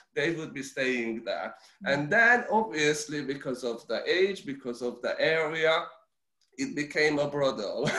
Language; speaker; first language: English; early bilingual, other home language; Hungarian